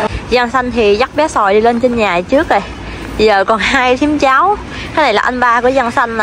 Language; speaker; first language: Vietnamese; native; Vietnamese